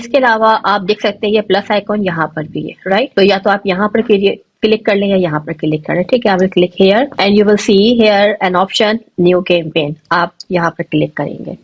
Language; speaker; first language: Urdu; native; Urdu